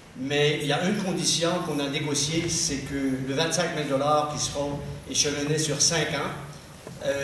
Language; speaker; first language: French; native; French